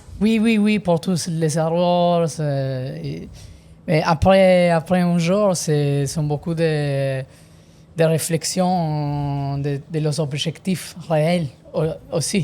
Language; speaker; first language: French; non-native, learner; Italian